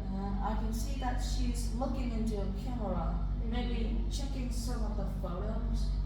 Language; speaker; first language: English; non-native, fluent; Vietnamese